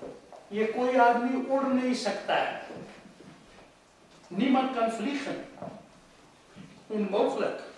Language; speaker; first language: Dutch; non-native, fluent; Urdu